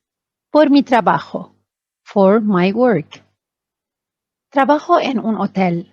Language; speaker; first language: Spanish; non-native, fluent; Arabic